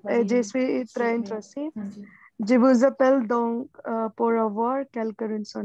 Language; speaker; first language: French; non-native, learner; Hindi